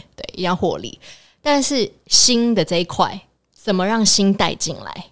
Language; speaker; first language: Chinese; early bilingual, heritage; Chinese